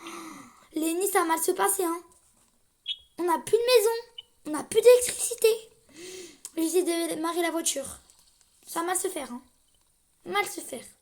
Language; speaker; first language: French; native; French